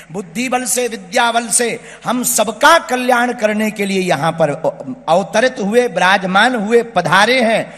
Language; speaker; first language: Hindi; native; Hindi